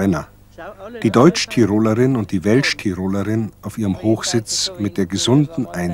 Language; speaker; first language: German; native; German